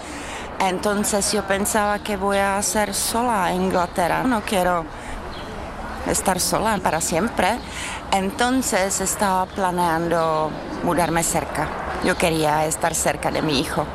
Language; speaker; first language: Spanish; non-native, fluent; Czech